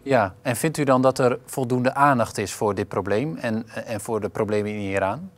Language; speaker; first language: Dutch; native; Dutch